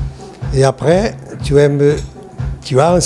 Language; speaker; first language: French; non-native, learner; Portuguese